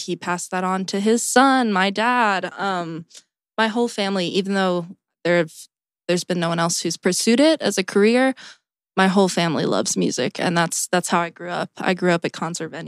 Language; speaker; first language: English; native; English